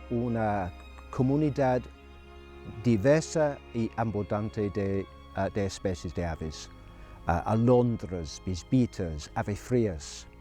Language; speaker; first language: Spanish; non-native, fluent; English